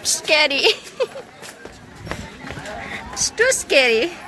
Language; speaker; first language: English; non-native, learner; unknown